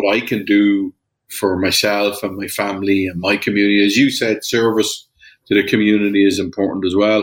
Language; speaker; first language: English; native; English